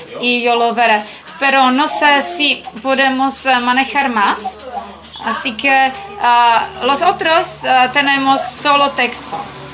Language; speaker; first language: Spanish; non-native, learner; Czech